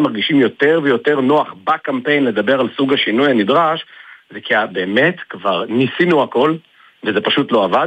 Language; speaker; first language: Hebrew; native; Hebrew